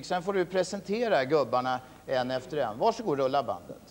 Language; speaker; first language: Swedish; native; Swedish